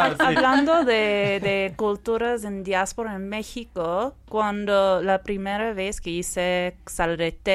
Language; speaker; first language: Spanish; non-native, fluent; English